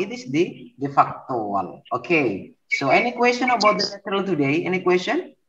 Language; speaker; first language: English; non-native, learner; Indonesian